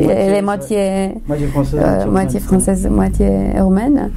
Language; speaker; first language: French; non-native, fluent; Romanian